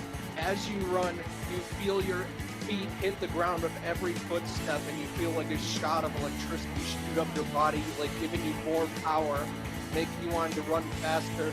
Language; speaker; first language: English; native; English